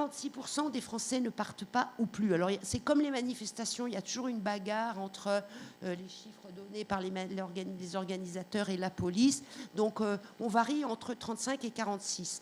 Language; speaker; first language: French; native; French